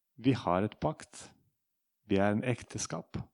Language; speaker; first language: Norwegian; non-native, fluent; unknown